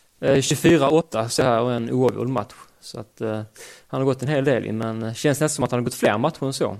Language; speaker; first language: Swedish; native; Swedish